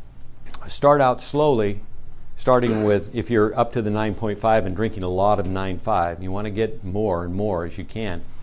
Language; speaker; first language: English; native; English